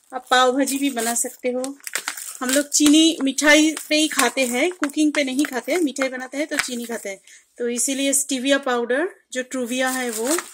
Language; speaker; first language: Hindi; non-native, local second language; Bangla